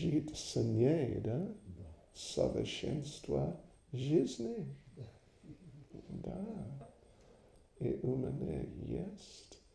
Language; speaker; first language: Russian; non-native, learner; English